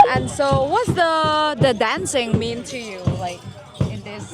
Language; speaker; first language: English; non-native, learner; Thai